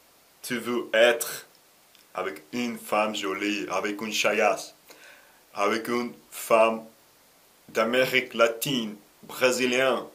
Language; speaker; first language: French; non-native, learner; Russian